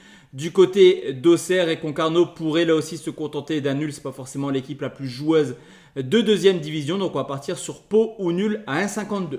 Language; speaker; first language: French; native; French